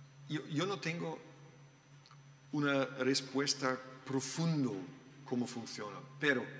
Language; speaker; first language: Spanish; non-native, learner; German